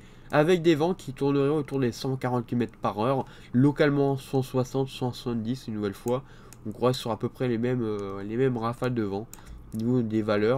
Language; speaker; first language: French; native; French